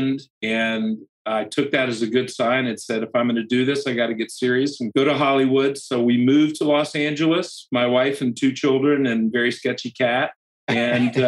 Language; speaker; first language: English; native; English